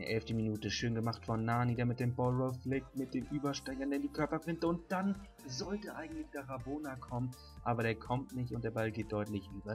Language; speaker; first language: German; native; German